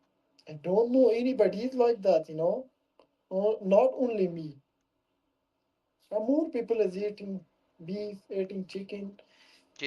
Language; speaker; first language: English; non-native, learner; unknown